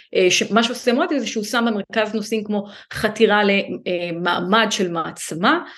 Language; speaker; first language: Hebrew; early bilingual, other home language; Hindi